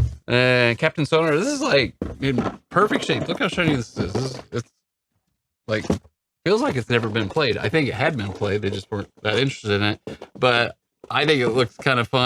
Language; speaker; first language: English; native; English